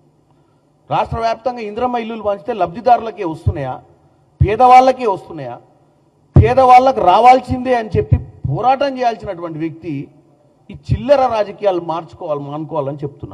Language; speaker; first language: Telugu; native; Telugu